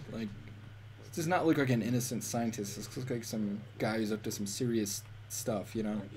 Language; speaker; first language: English; native; English